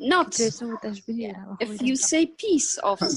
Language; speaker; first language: English; non-native, learner; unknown